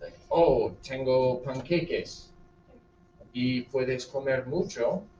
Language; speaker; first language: Spanish; non-native, fluent; English